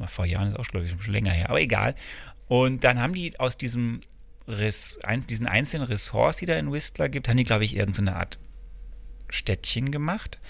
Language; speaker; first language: German; native; German